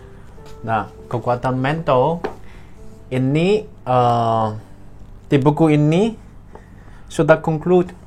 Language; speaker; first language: Indonesian; non-native, learner; Chinese